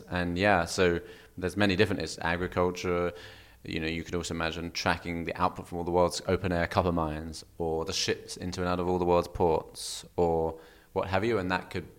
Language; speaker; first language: English; native; English